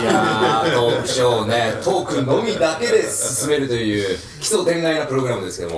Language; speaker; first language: Japanese; native; Japanese